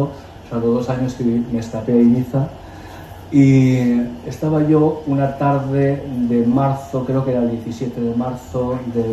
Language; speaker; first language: Spanish; native; Spanish